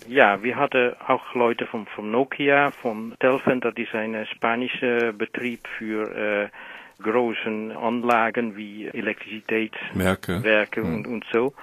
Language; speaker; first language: German; non-native, learner; Dutch